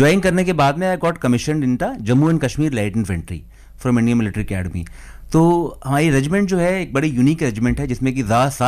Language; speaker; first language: Hindi; native; Hindi